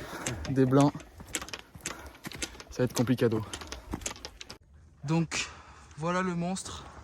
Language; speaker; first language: French; native; French